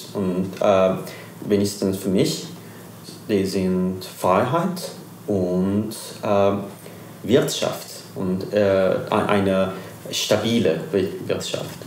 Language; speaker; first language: German; non-native, learner; Persian